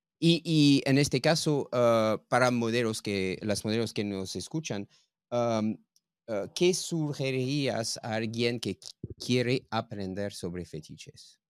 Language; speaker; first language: Spanish; non-native, fluent; English